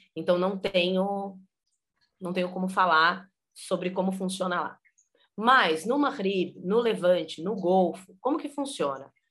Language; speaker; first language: Portuguese; early bilingual, heritage; Portuguese